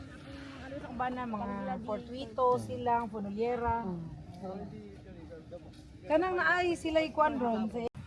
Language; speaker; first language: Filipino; non-native, local second language; Cebuano